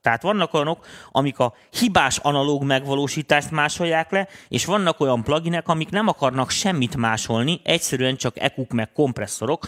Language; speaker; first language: Hungarian; native; Hungarian